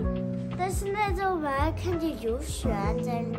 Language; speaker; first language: Chinese; early bilingual, heritage; Chinese